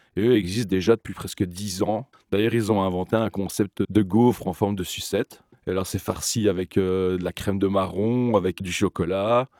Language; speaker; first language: French; native; French